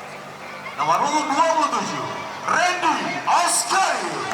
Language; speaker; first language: Indonesian; native; Indonesian